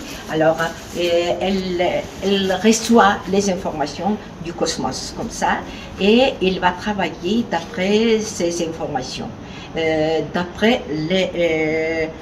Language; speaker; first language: French; non-native, learner; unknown